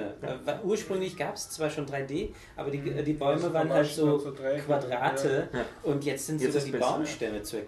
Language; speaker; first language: German; native; German